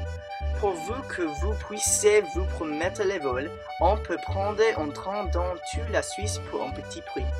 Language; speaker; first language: French; non-native, learner; English